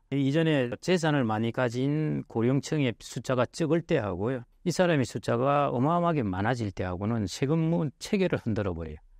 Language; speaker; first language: Korean; native; Korean